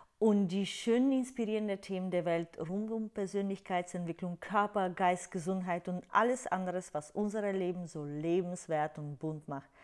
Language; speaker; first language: German; non-native, fluent; Bulgarian